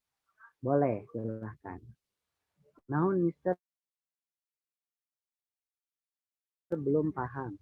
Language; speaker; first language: Indonesian; native; Indonesian